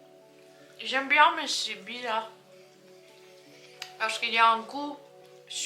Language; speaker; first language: French; non-native, fluent; English